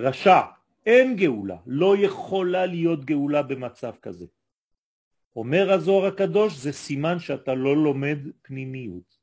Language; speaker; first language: Hebrew; non-native, fluent; French